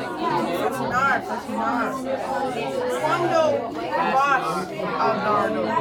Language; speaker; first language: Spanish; non-native, learner; English